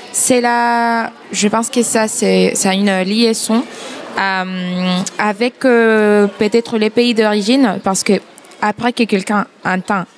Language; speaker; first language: French; non-native, fluent; Spanish